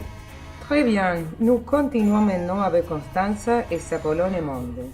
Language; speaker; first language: French; non-native, learner; Spanish